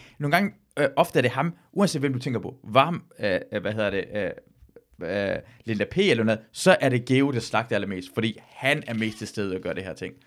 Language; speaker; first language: Danish; native; Danish